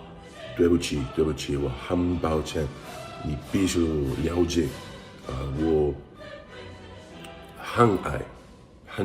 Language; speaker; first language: Chinese; non-native, learner; English